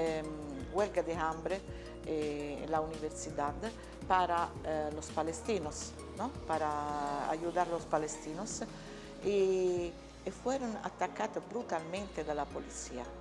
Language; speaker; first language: Spanish; non-native, learner; Italian